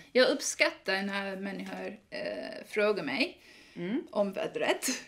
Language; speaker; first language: Swedish; non-native, learner; English